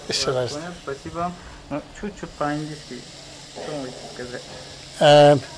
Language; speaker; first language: Russian; non-native, local second language; Uzbek